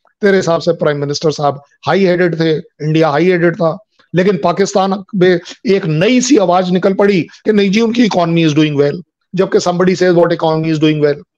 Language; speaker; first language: Hindi; native; Hindi